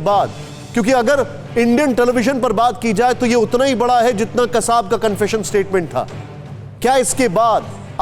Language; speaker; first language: Hindi; native; Hindi